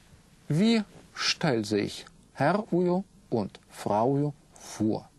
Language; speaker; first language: German; non-native, fluent; Russian